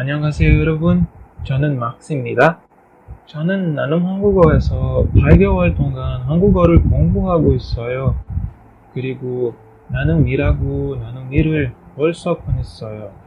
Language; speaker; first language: Korean; non-native, learner; Portuguese